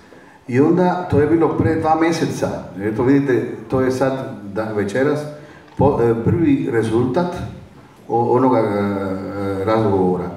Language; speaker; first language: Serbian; non-native, fluent; Spanish